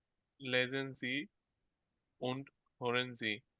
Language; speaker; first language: German; non-native, learner; Bangla